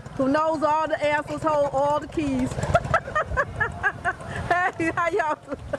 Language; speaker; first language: English; native; English